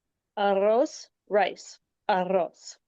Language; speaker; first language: Spanish; non-native, learner; English